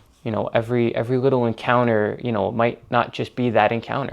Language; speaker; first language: English; native; English